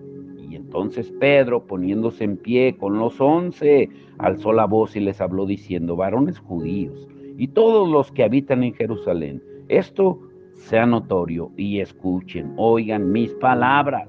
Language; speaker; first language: Spanish; native; Spanish